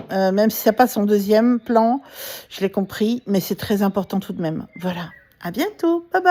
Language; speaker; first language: French; native; French